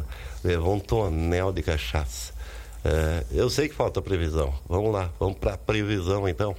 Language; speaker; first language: Portuguese; native; Portuguese